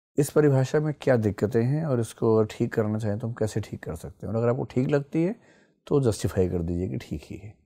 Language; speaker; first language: Hindi; native; Hindi